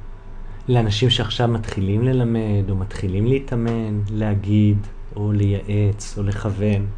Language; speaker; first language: Hebrew; native; Hebrew